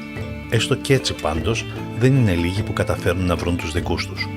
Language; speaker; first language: Greek; native; Greek